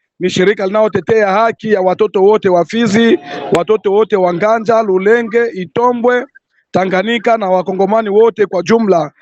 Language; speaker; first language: Swahili; native; Swahili